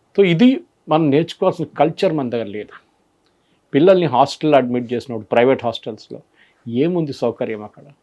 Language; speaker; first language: Telugu; non-native, fluent; Malayalam